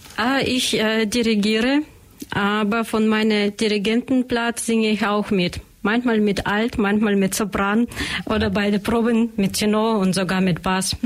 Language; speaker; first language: German; non-native, learner; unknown